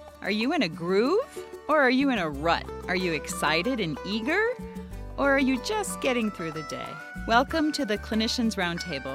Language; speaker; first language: English; native; English